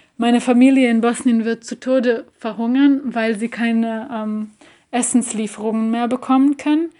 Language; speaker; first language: German; early bilingual, other home language; Bosnian